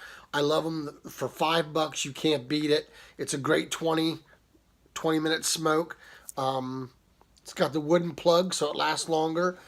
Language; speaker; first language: English; native; English